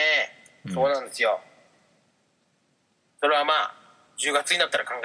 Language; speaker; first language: Japanese; native; Japanese